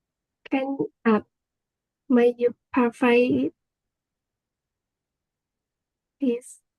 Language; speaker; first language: English; non-native, learner; Vietnamese